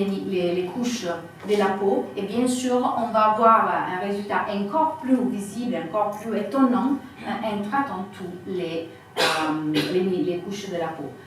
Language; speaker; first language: French; non-native, fluent; Italian